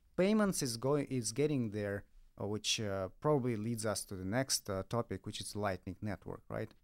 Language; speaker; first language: English; non-native, fluent; Russian